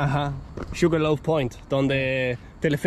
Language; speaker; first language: Portuguese; non-native, learner; Danish